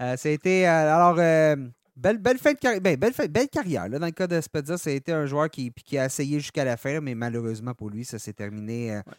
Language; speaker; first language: French; native; French